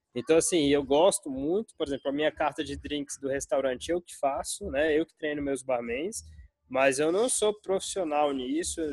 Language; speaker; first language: Portuguese; native; Portuguese